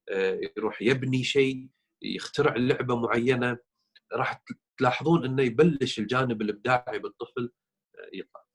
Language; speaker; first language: Arabic; native; Arabic